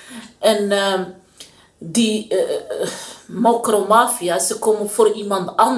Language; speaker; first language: Dutch; non-native, learner; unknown